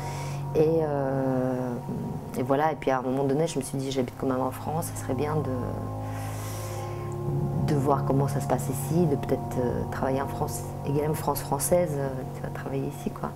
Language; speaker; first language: French; native; French